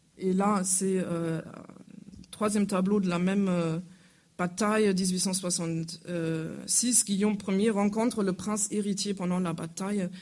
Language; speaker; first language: French; non-native, fluent; German